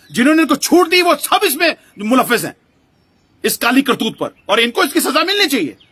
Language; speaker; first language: Hindi; native; Hindi